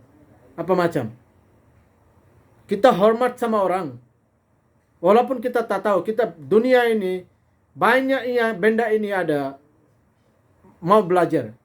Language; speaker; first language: Indonesian; non-native, fluent; Bangla